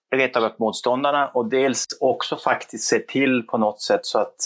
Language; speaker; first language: Swedish; native; Swedish